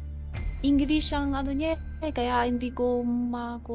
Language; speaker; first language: Filipino; non-native, learner; Chinese